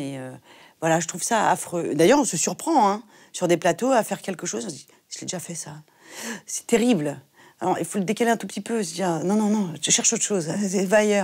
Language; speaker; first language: French; native; French